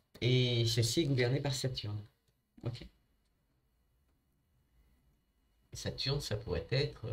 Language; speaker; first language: French; native; French